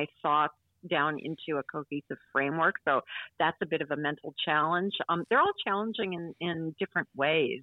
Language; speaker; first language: English; native; English